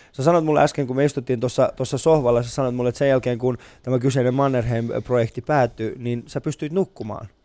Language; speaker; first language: Finnish; non-native, fluent; Persian